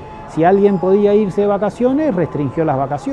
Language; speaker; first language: Spanish; native; Spanish